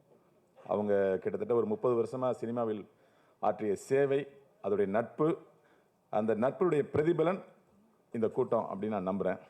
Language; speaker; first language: Tamil; native; Tamil